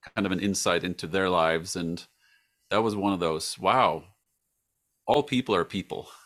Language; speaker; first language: English; non-native, fluent; Swedish